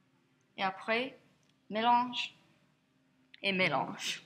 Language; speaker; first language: French; non-native, learner; English